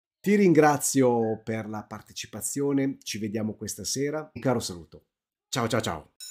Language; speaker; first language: Italian; native; Italian